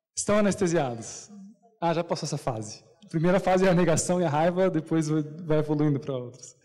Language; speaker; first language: Portuguese; native; Portuguese